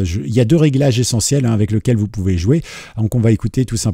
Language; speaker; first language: French; native; French